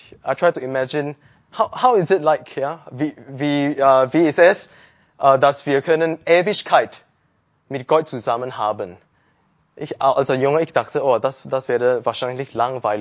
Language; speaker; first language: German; non-native, learner; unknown